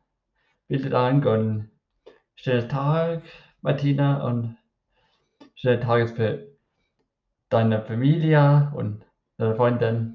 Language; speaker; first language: German; non-native, learner; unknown